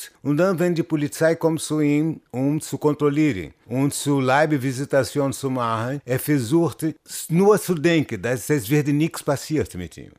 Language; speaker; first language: German; non-native, learner; Portuguese